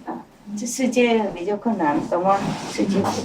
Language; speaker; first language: Chinese; non-native, fluent; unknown